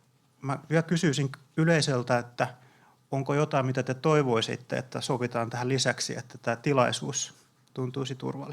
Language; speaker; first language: Finnish; native; Finnish